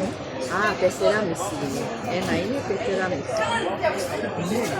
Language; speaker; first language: Greek; non-native, learner; Armenian